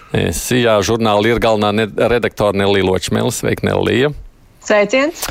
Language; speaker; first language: Latvian; native; Latvian